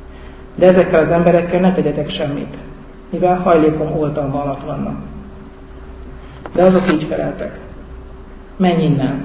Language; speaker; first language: Hungarian; native; Hungarian